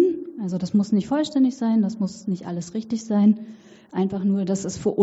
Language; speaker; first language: German; native; German